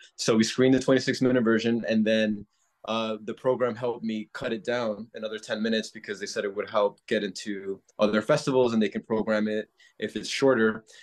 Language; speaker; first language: English; native; English